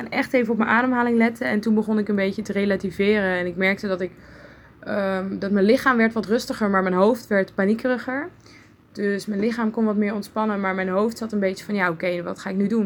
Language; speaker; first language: Dutch; native; Dutch